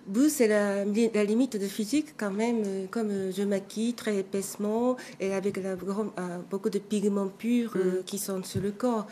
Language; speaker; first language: French; non-native, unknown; Japanese